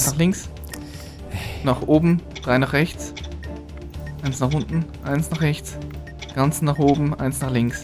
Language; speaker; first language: German; native; German